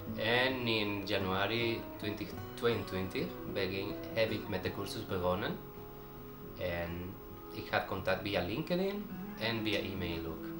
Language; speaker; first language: Dutch; non-native, learner; Spanish